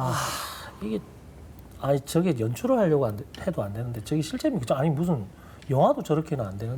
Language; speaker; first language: Korean; native; Korean